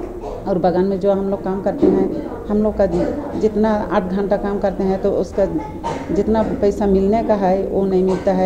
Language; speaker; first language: Hindi; non-native, local second language; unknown